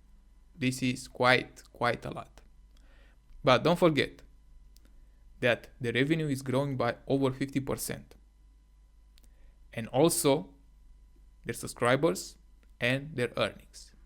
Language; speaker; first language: English; non-native, fluent; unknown